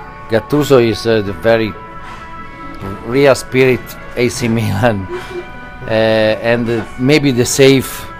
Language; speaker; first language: English; non-native, learner; Italian